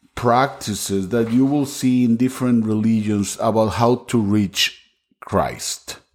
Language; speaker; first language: English; non-native, fluent; Spanish